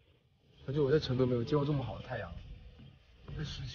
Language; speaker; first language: Chinese; native; Chinese